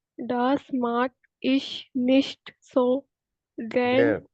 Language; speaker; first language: German; non-native, learner; Hindi